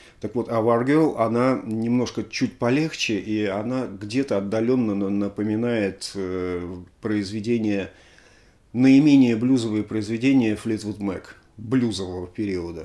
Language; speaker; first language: Russian; native; Russian